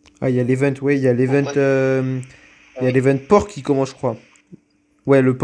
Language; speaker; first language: French; native; French